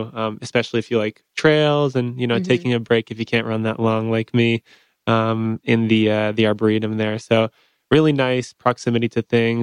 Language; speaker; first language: English; native; English